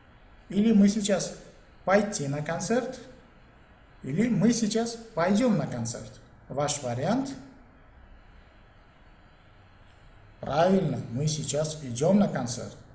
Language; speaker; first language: Russian; non-native, local second language; Uzbek